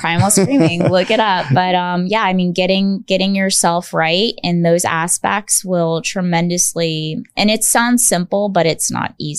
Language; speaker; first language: English; native; English